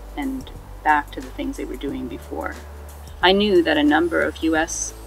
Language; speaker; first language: English; native; English